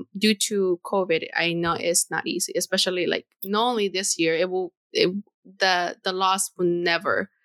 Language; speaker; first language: English; non-native, fluent; Spanish